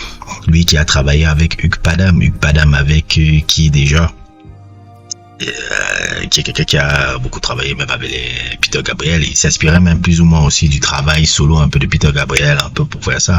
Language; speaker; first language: French; native; French